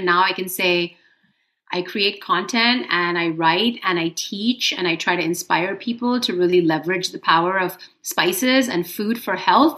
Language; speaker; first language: English; non-native, local second language; Hindi